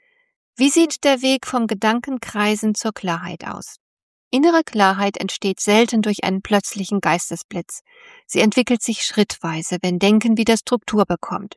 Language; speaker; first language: German; native; German